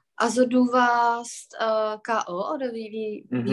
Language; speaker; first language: German; non-native, fluent; Czech